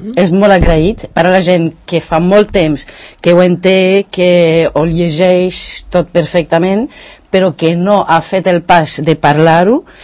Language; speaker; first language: Catalan; non-native, learner; French